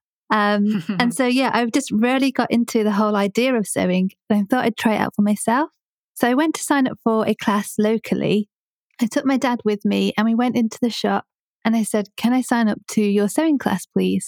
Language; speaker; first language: English; native; English